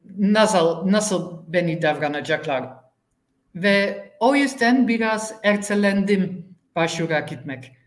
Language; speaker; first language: Turkish; non-native, learner; Dutch